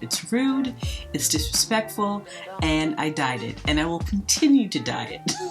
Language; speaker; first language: English; native; English